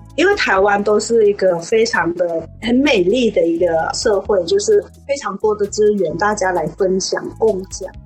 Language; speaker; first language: Chinese; non-native, fluent; Thai